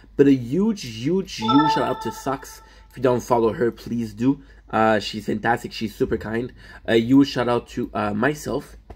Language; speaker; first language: English; non-native, fluent; French